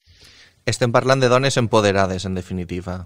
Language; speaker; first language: Catalan; native; Catalan